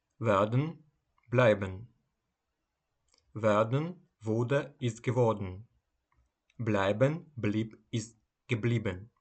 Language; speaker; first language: German; non-native, fluent; Ukrainian